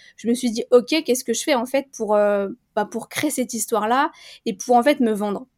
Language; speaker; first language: French; native; French